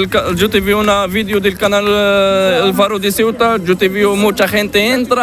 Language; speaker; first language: Spanish; non-native, learner; Arabic